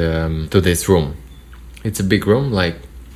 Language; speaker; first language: English; non-native, learner; Russian